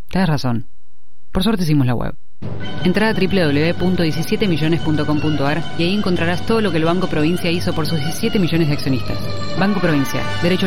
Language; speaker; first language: Spanish; native; Spanish